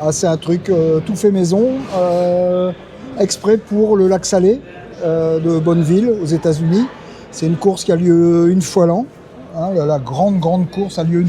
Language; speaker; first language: French; native; French